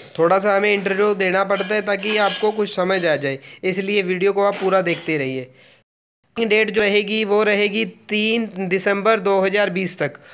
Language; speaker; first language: Hindi; non-native, local second language; Punjabi